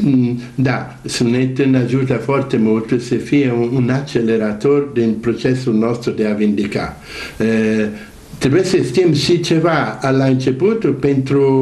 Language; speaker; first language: Romanian; non-native, learner; Italian